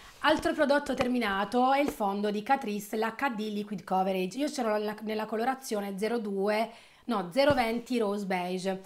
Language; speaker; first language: Italian; native; Italian